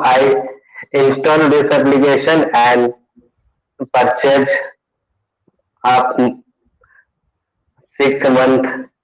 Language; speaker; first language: English; non-native, learner; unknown